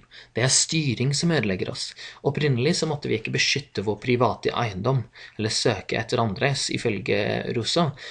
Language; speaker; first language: Norwegian; non-native, fluent; English